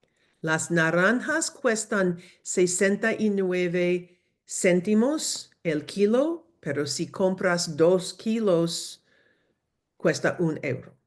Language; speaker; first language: Spanish; non-native, fluent; English